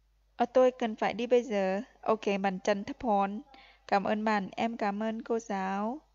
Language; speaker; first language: Vietnamese; non-native, fluent; Lao